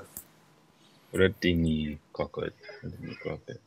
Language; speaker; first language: Swedish; non-native, learner; English